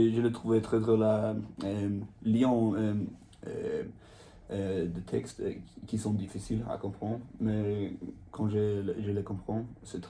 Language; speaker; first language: French; non-native, learner; Swedish